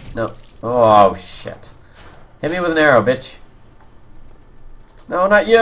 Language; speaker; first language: English; native; English